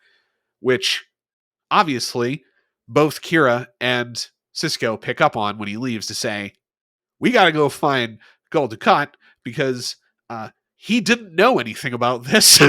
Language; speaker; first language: English; native; English